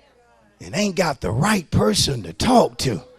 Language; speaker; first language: English; native; English